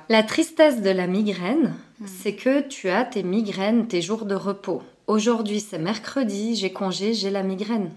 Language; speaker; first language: French; early bilingual, other home language; Arabic